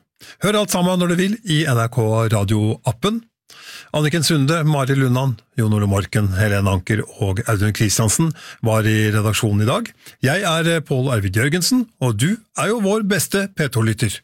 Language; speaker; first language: Norwegian; native; Norwegian